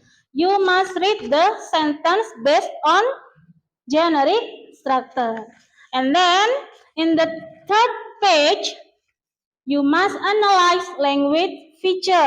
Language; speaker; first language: English; non-native, learner; Indonesian